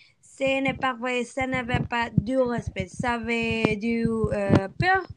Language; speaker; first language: French; non-native, learner; Spanish